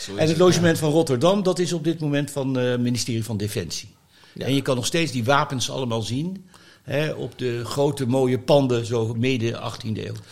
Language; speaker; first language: Dutch; native; Dutch